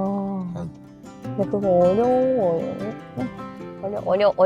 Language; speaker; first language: Korean; non-native, learner; Japanese